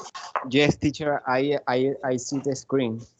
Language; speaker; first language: English; non-native, learner; Spanish